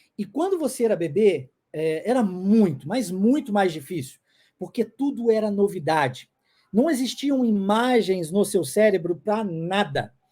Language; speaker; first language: Portuguese; non-native, fluent; English